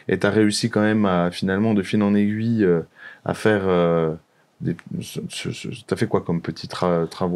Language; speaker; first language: French; native; French